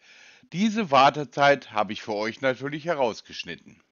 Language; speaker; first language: German; native; German